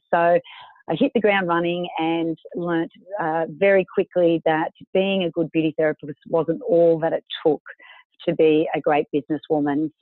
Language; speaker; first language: English; native; English